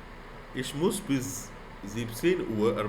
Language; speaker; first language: German; non-native, fluent; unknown